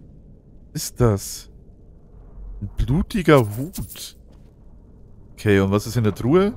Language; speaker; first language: German; native; German